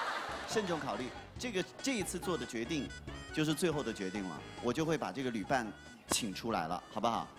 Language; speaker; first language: Chinese; native; Chinese